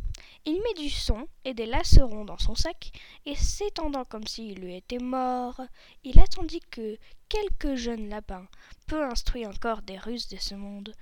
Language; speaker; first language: French; native; French